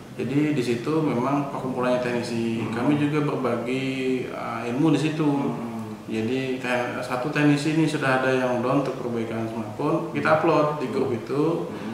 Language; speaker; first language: Indonesian; native; Indonesian